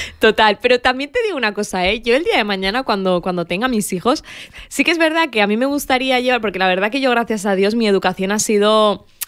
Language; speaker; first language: Spanish; early bilingual, other home language; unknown